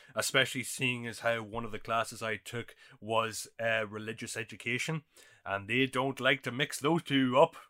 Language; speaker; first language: English; native; English